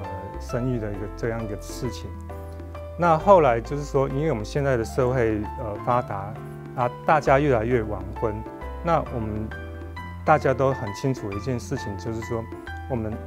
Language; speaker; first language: Chinese; native; Chinese